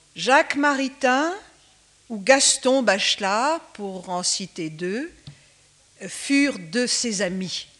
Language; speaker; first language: French; native; French